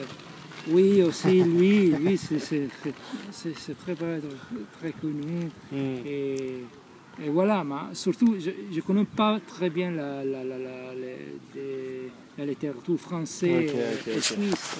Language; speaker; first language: French; non-native, fluent; Italian